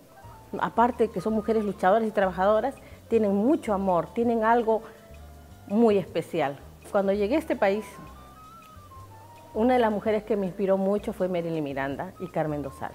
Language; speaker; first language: Spanish; native; Spanish